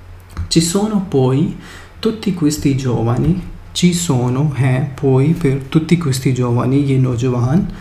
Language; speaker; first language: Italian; non-native, fluent; Urdu